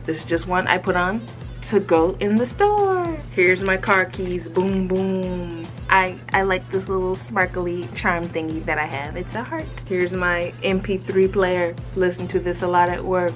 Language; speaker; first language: English; native; English